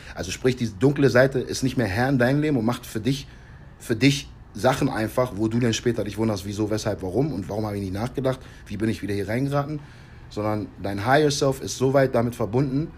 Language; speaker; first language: German; early bilingual, heritage; English